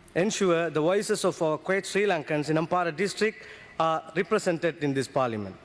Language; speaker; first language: English; non-native, local second language; Tamil